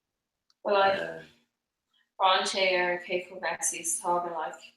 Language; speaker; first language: Irish; non-native, local second language; English